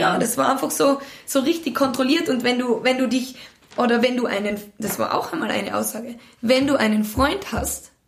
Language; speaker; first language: German; native; German